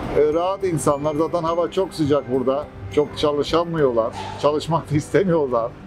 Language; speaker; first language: Turkish; early bilingual, heritage; Turkish